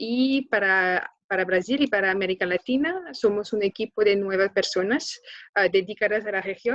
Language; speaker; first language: Spanish; non-native, fluent; French